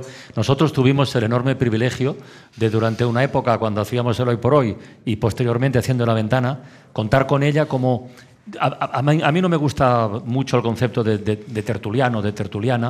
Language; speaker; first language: Spanish; native; Spanish